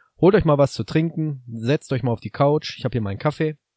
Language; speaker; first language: German; native; German